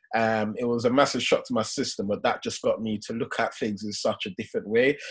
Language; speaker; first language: English; native; English